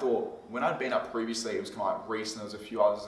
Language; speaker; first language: English; native; English